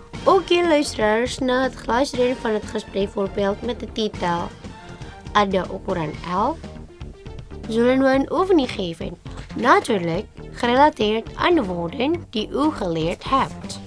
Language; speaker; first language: Dutch; non-native, learner; Indonesian